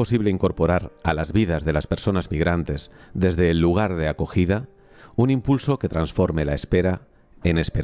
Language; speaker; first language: Spanish; native; Spanish